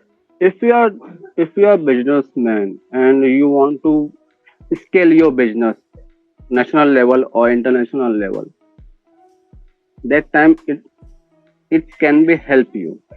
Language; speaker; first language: English; non-native, learner; Hindi